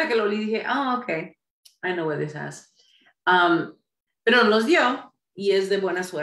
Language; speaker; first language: Spanish; early bilingual, heritage; Spanish